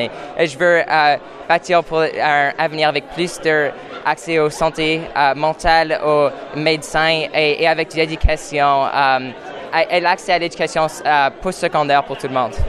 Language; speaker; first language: French; non-native, fluent; English